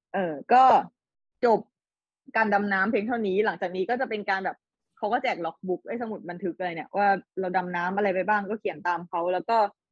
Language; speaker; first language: Thai; native; Thai